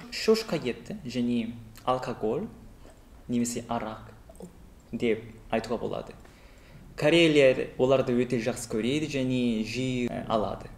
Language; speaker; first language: Kazakh; non-native, learner; Korean